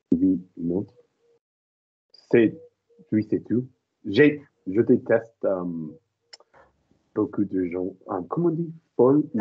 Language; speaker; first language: French; non-native, learner; English